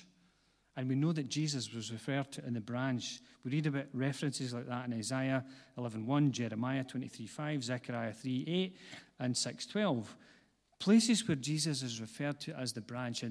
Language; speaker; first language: English; native; English